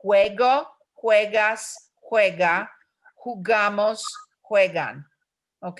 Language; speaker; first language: Spanish; non-native, fluent; English